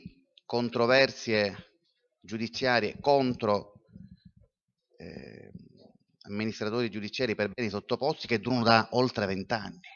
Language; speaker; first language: Italian; native; Italian